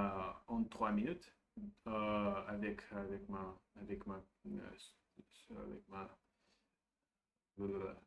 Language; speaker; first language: French; non-native, learner; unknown